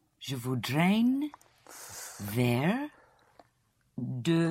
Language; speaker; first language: French; non-native, learner; English